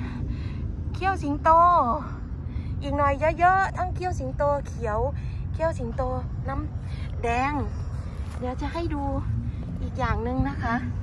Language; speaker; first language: Thai; native; Thai